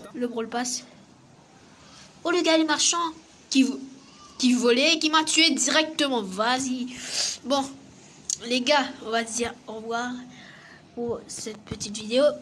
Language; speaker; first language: French; native; French